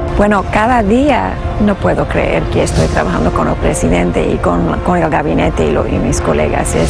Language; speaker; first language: Spanish; early bilingual, heritage; Spanish